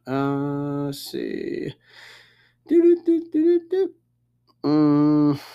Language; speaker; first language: English; native; English